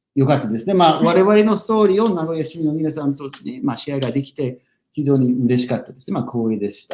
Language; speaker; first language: Japanese; non-native, fluent; English